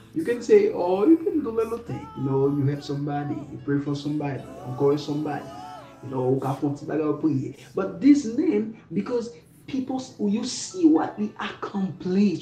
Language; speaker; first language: English; non-native, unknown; Haitian Creole